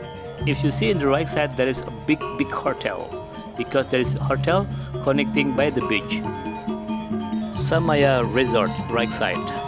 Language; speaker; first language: English; non-native, learner; Indonesian